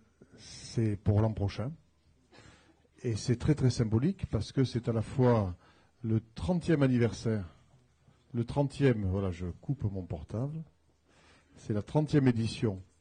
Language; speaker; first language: French; native; French